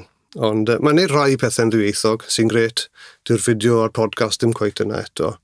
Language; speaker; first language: Welsh; native; Welsh